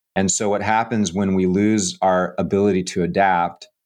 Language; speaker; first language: English; native; English